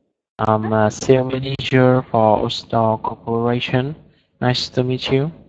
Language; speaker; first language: English; non-native, learner; Vietnamese